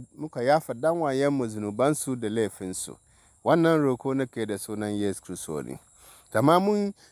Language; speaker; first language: Hausa; non-native, local second language; Dyula